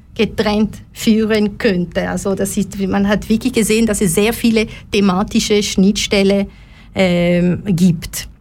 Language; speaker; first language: German; non-native, fluent; Lingala